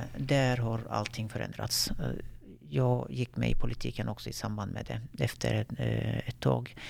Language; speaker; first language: Swedish; non-native, fluent; Turkish